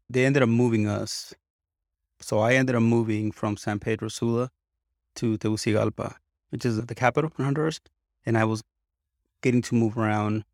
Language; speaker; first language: English; early bilingual, other home language; Spanish